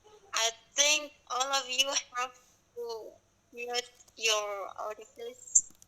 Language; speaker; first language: English; non-native, learner; Indonesian